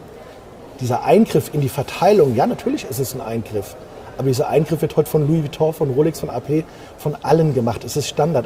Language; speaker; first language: German; native; German